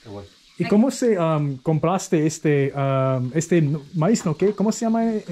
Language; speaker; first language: Spanish; non-native, learner; English